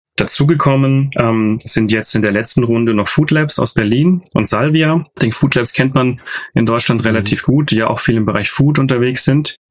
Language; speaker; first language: German; native; German